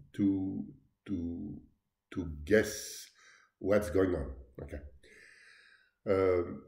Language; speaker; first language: English; non-native, fluent; French